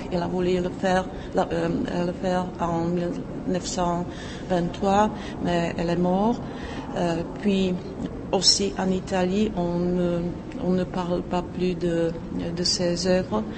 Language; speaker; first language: French; non-native, fluent; Czech